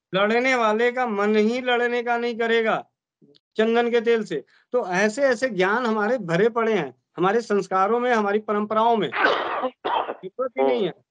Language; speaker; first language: Hindi; native; Hindi